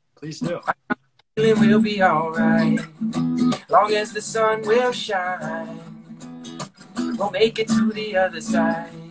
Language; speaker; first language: English; native; English